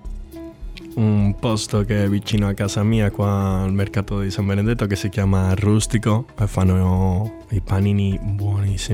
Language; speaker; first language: Italian; non-native, learner; Spanish